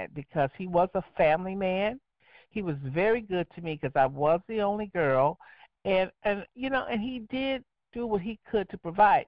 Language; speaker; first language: English; native; English